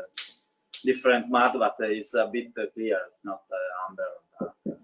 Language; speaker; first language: English; non-native, learner; Italian